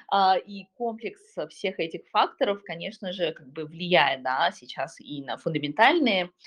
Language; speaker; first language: Russian; non-native, fluent; Chinese